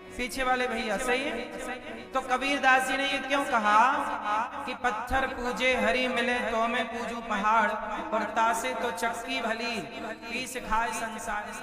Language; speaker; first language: Hindi; native; Hindi